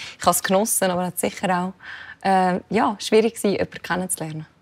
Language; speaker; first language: German; native; German